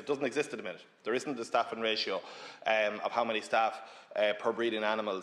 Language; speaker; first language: English; native; English